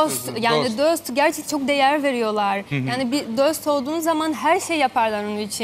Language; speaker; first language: Turkish; non-native, fluent; Portuguese